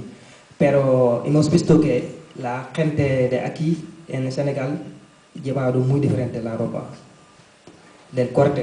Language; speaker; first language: Spanish; non-native, learner; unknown